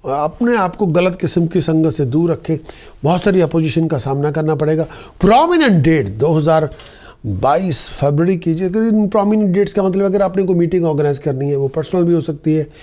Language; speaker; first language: Hindi; native; Hindi